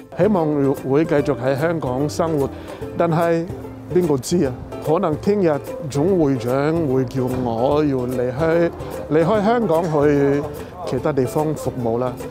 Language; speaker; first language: Cantonese; non-native, fluent; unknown